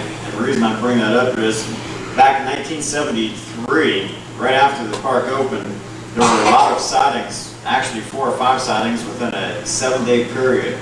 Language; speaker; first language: English; native; English